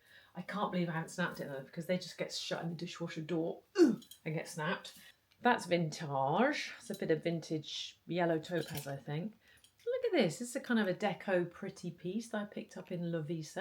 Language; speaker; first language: English; native; English